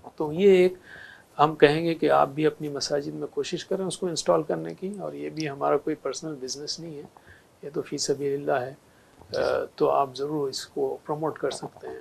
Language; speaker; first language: Urdu; native; Urdu